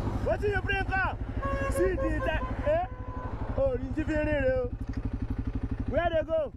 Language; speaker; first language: English; non-native, learner; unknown